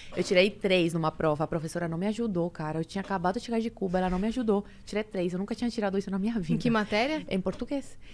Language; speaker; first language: Portuguese; early bilingual, other home language; Spanish